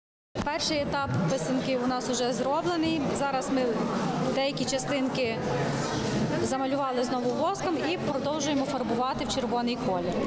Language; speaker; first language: Ukrainian; native; Ukrainian